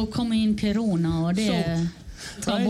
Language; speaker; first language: Swedish; non-native, fluent; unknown